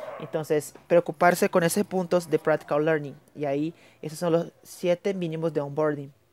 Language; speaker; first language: Spanish; non-native, fluent; Portuguese